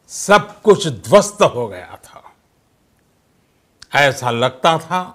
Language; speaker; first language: Hindi; non-native, local second language; Gujarati